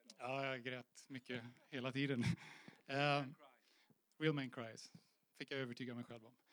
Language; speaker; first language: Swedish; native; Swedish